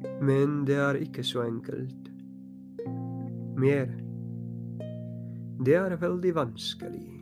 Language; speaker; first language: Norwegian; non-native, fluent; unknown